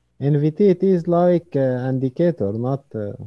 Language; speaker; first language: English; non-native, learner; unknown